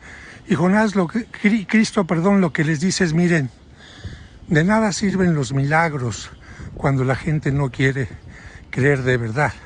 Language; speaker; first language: Spanish; native; Spanish